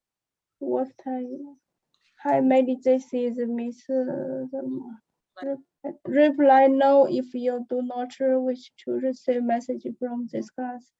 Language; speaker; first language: English; non-native, learner; Chinese